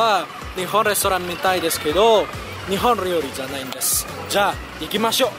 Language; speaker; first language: Japanese; non-native, learner; Indonesian